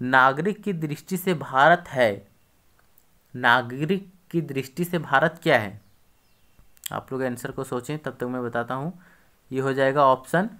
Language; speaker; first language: Hindi; native; Hindi